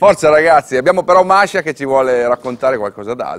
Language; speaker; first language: Italian; native; Italian